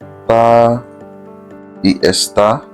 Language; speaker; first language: Spanish; non-native, fluent; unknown